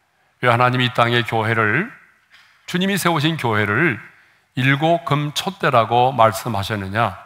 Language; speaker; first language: Korean; native; Korean